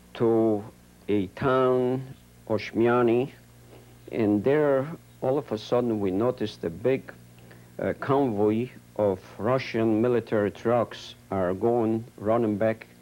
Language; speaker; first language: English; non-native, fluent; Yiddish